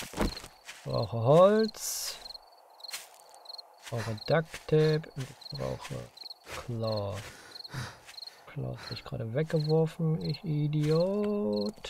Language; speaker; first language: German; native; German